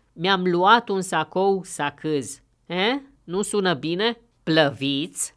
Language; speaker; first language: Romanian; native; Romanian